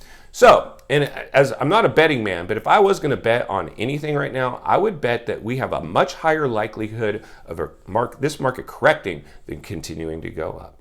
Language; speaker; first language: English; native; English